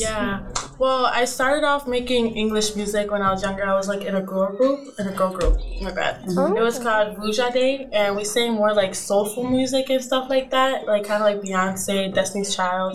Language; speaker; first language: English; early bilingual, other home language; Spanish